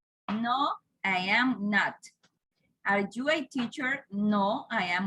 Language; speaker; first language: English; non-native, fluent; Spanish